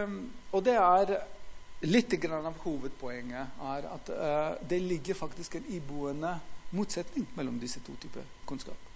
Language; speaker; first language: Norwegian; non-native, fluent; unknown